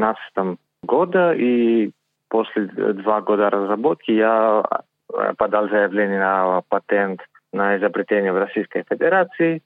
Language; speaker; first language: Russian; non-native, learner; Greek